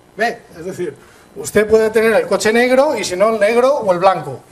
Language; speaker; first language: Spanish; non-native, local second language; Catalan